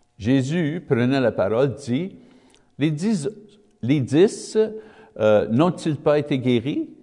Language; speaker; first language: French; native; French